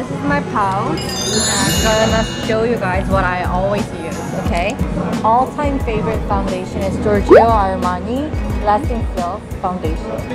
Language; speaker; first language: English; non-native, fluent; Korean